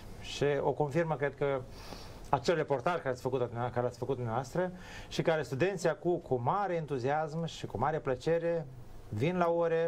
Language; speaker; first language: Romanian; native; Romanian